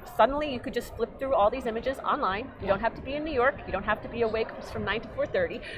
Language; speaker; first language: English; native; English